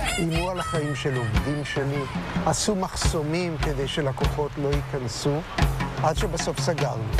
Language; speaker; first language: Hebrew; native; Hebrew